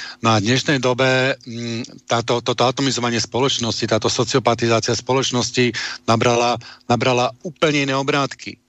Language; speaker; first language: Slovak; native; Slovak